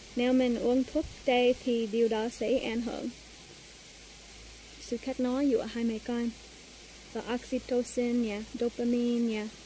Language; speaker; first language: Vietnamese; non-native, learner; English